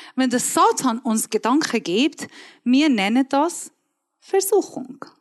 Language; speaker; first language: German; non-native, fluent; Persian